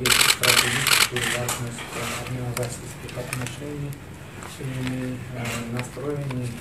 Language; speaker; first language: Russian; non-native, fluent; Armenian